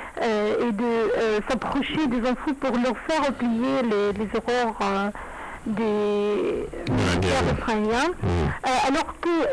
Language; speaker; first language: French; non-native, learner; Arabic